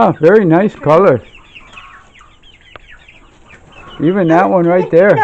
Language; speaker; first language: English; native; English